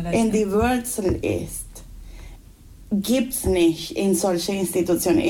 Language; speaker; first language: German; non-native, fluent; Spanish